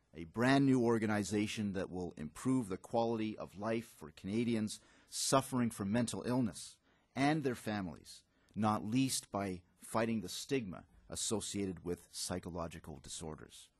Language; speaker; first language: English; native; English